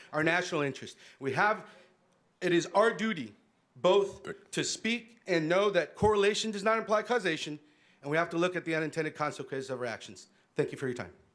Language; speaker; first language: English; early bilingual, other home language; Spanish